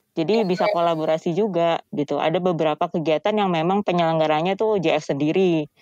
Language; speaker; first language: Indonesian; native; Indonesian